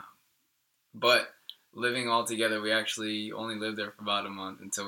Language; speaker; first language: English; early bilingual, other home language; Spanish